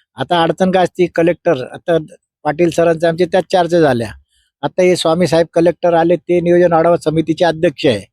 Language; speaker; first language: Marathi; native; Marathi